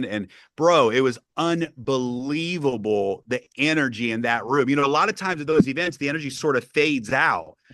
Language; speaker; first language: English; native; English